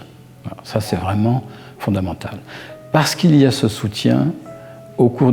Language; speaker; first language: French; native; French